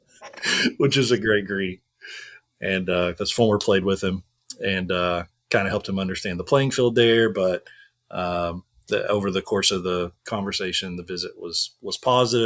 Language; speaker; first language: English; native; English